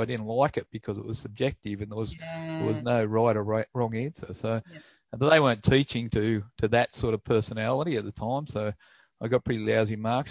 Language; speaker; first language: English; native; English